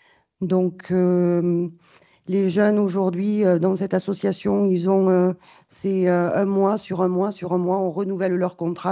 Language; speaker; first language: French; native; French